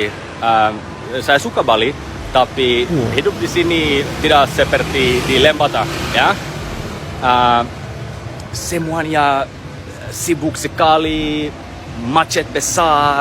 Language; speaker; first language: Indonesian; non-native, learner; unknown